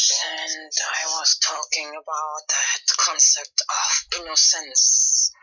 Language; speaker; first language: English; non-native, fluent; German